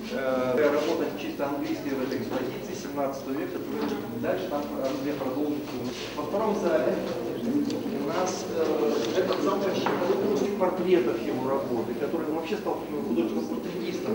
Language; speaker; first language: Russian; native; Russian